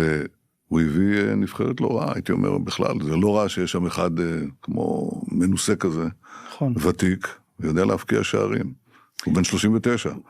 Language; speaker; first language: Hebrew; native; Hebrew